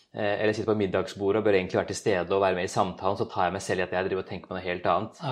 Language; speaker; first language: Norwegian; early bilingual, other home language; Urdu